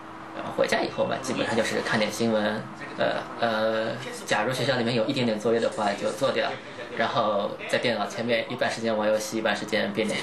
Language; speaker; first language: Chinese; native; Chinese